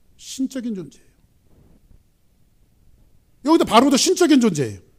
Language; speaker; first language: Korean; native; Korean